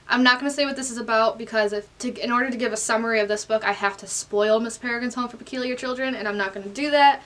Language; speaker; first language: English; native; English